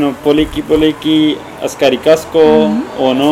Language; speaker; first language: Spanish; non-native, learner; Urdu